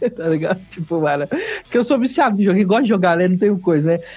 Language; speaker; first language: Portuguese; native; Portuguese